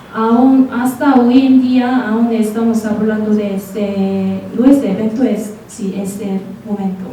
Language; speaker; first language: Spanish; non-native, learner; Korean